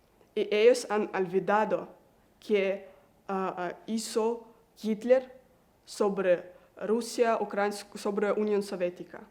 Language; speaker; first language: Spanish; non-native, learner; Russian